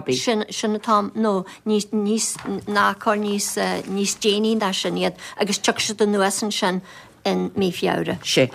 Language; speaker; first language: Irish; native; Irish